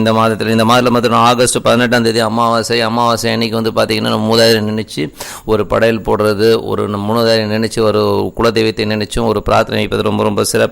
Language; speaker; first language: Tamil; native; Tamil